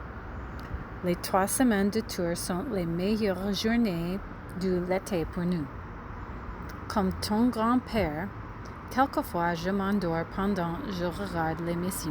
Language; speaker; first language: French; non-native, learner; English